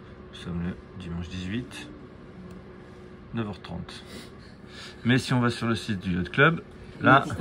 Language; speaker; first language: French; native; French